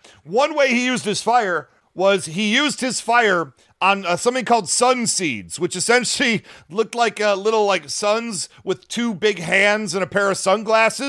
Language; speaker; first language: English; native; English